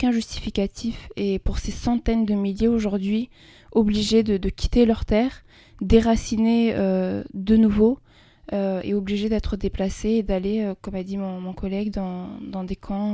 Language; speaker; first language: French; early bilingual, other home language; Kurdish